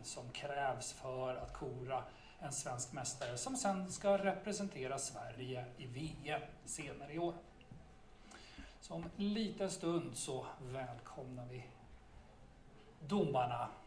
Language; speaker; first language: Swedish; native; Swedish